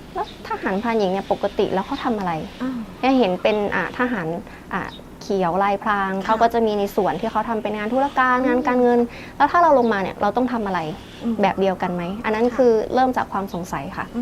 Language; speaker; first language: Thai; native; Thai